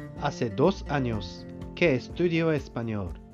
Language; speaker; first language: Spanish; non-native, fluent; Japanese